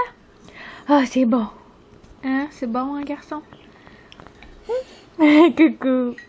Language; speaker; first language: French; native; French